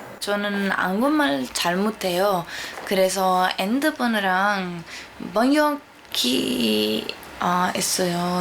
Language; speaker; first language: Korean; non-native, learner; Norwegian